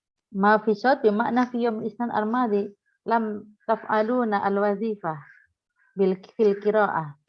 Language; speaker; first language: Arabic; non-native, fluent; Indonesian